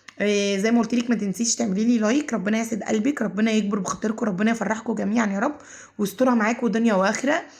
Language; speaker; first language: Egyptian Arabic; native; Egyptian Arabic